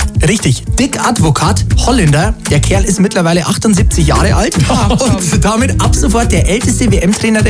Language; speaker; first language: German; native; German